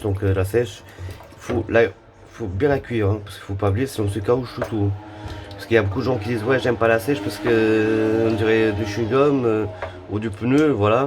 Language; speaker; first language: French; native; French